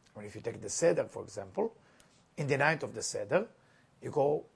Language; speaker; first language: English; non-native, fluent; Hebrew